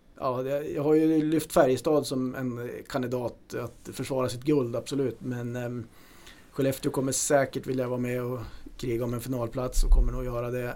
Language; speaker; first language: Swedish; native; Swedish